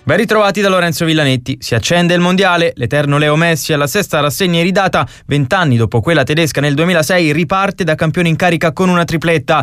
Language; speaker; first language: Italian; native; Italian